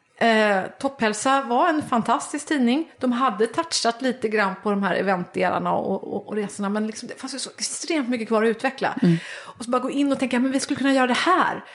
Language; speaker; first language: Swedish; native; Swedish